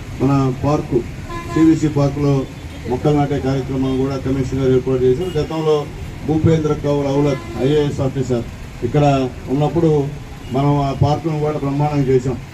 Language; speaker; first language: Telugu; native; Telugu